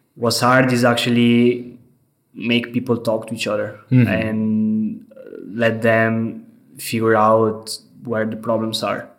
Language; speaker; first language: English; non-native, fluent; Italian